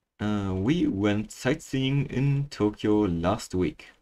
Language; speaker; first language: English; non-native, fluent; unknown